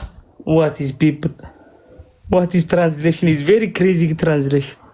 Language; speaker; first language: English; non-native, learner; Oromo